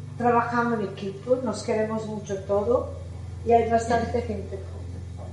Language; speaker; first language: Spanish; non-native, fluent; Italian